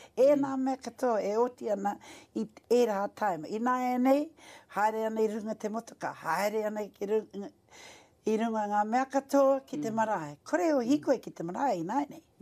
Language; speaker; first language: Māori; native; Māori